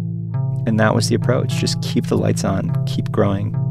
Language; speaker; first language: English; native; English